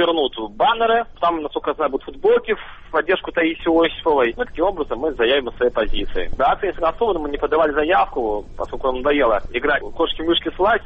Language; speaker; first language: Russian; native; Russian